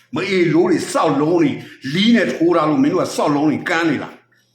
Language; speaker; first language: Burmese; native; Burmese